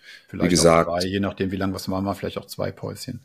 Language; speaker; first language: German; native; German